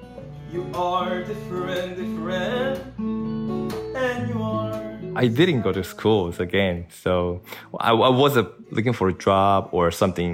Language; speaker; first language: English; non-native, learner; Korean